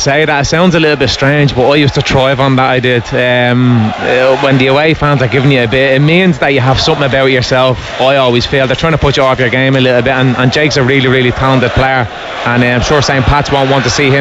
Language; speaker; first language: English; native; English